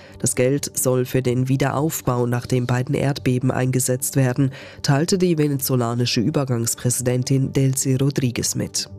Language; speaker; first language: German; native; German